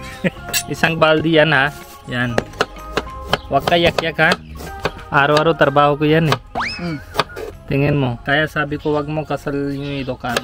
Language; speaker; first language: Filipino; non-native, learner; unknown